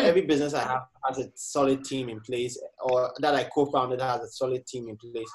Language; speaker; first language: English; non-native, local second language; Akan